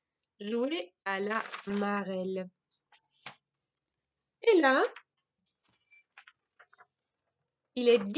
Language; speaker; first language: French; non-native, fluent; German